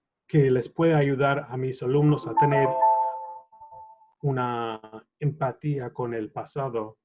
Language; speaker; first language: Spanish; non-native, fluent; English